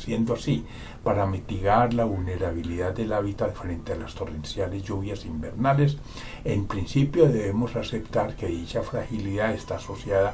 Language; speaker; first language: Spanish; native; Spanish